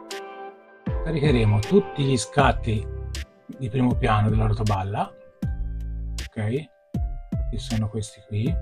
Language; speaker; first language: Italian; native; Italian